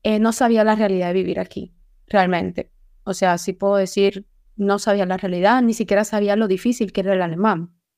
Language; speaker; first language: Spanish; native; Spanish